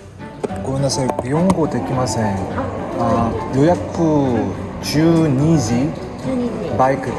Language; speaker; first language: Japanese; non-native, learner; Korean